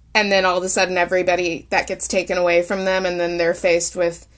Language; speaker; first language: English; native; English